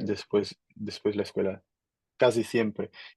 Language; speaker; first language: Spanish; non-native, learner; Dutch